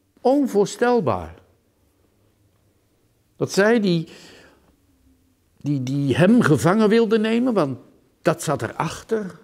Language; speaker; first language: Dutch; native; Dutch